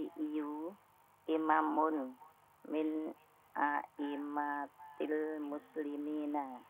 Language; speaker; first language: Arabic; non-native, learner; Indonesian